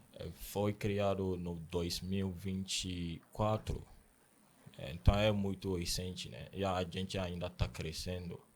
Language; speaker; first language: Portuguese; non-native, learner; Akan